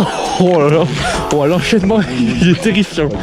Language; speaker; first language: French; native; French